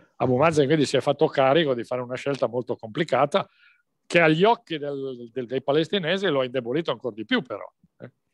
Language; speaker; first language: Italian; native; Italian